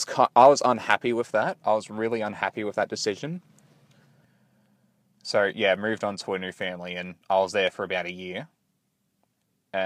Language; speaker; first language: English; native; English